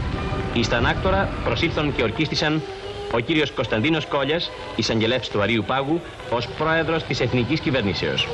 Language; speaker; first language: Greek; native; Greek